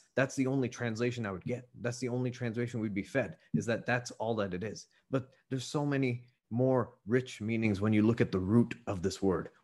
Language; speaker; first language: English; native; English